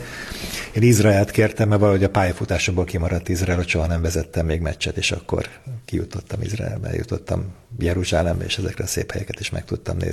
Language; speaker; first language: Hungarian; native; Hungarian